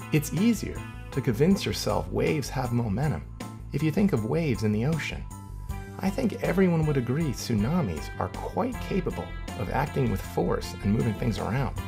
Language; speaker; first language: English; native; English